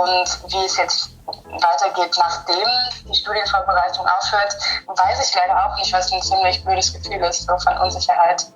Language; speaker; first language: German; native; German